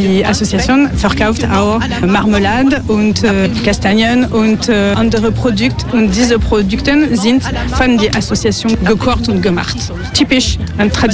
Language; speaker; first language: German; non-native, learner; French